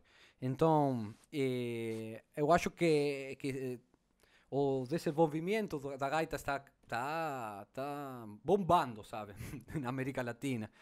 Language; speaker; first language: Portuguese; non-native, learner; Spanish